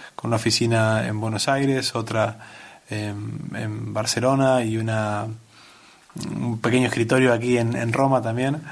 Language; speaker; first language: Spanish; native; Spanish